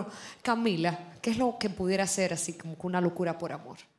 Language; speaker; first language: Spanish; native; Spanish